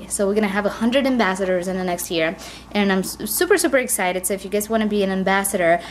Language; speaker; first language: English; non-native, fluent; Russian